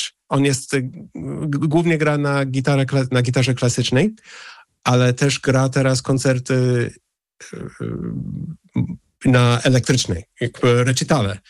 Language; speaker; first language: Polish; early bilingual, heritage; English